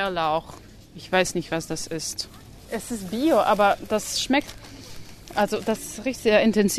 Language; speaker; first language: German; non-native, fluent; Belarusian